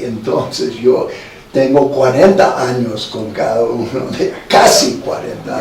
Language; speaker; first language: Spanish; non-native, fluent; English